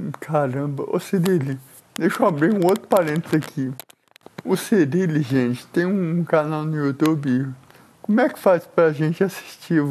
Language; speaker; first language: Portuguese; native; Portuguese